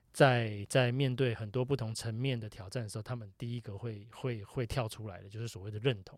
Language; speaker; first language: Chinese; native; Chinese